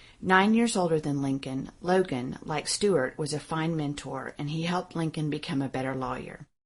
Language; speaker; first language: English; native; English